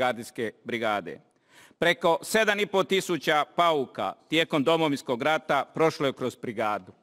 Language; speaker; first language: Bosnian; native; Bosnian